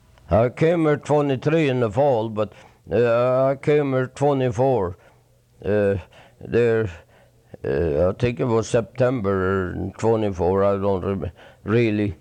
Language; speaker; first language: English; non-native, fluent; Swedish